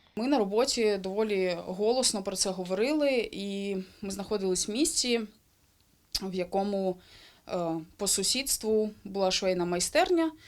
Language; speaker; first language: Ukrainian; non-native, local second language; Russian